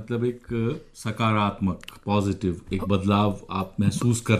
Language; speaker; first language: Hindi; native; Hindi